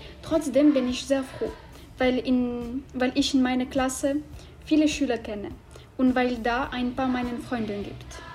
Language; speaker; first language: German; non-native, learner; French